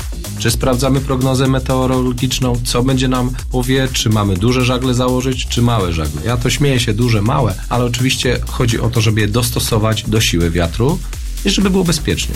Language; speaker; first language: Polish; native; Polish